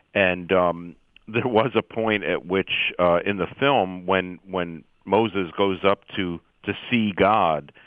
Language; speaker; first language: English; native; English